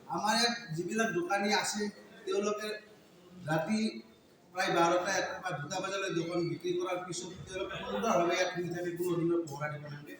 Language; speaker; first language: Assamese; native; Assamese